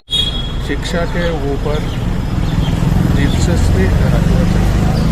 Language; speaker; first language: Hindi; non-native, local second language; Kannada